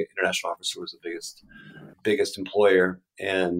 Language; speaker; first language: English; native; English